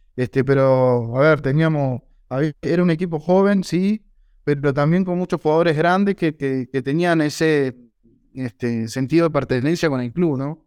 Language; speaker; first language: Spanish; native; Spanish